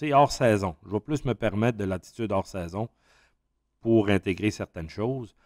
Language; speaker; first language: French; native; French